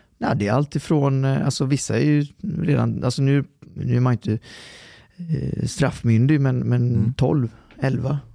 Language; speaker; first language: Swedish; early bilingual, other home language; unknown